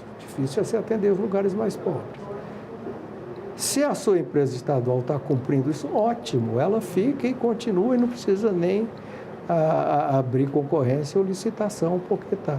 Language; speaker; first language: Portuguese; native; Portuguese